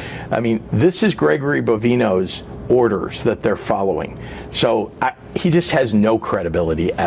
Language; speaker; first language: English; native; English